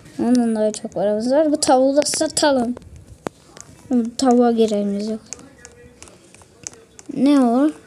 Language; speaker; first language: Turkish; native; Turkish